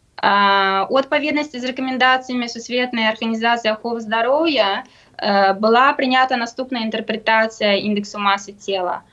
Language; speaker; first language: Belarusian; non-native, local second language; Russian